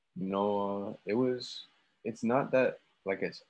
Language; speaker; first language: English; native; English